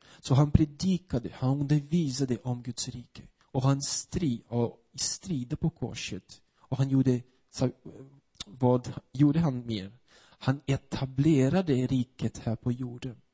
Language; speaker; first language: Swedish; non-native, fluent; Portuguese